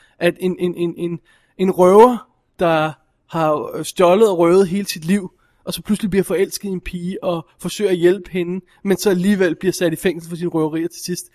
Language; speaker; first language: Danish; native; Danish